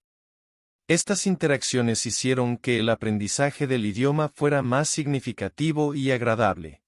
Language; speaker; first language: Spanish; non-native, fluent; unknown